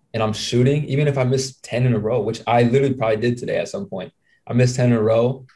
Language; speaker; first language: English; native; English